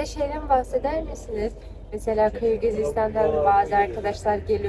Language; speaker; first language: Turkish; non-native, fluent; Kyrgyz